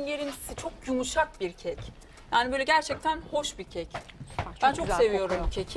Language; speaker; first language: Turkish; native; Turkish